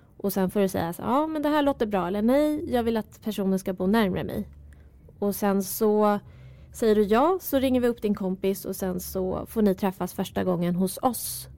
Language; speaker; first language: Swedish; early bilingual, other home language; Persian